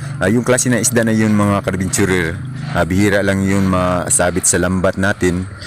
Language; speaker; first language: Filipino; non-native, local second language; Cebuano